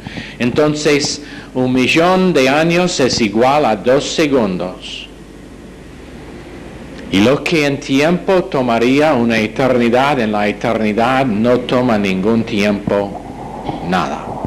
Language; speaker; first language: Spanish; non-native, fluent; English